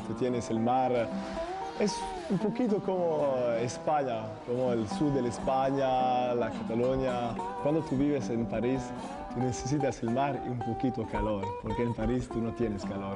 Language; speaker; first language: Spanish; non-native, learner; French